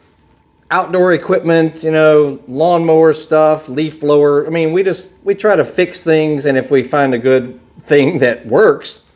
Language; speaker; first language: English; native; English